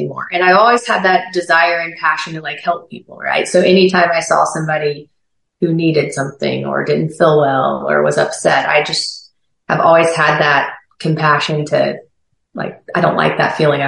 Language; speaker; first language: English; native; English